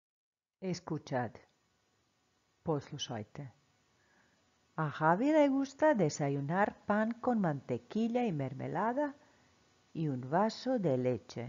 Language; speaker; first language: Spanish; non-native, fluent; Croatian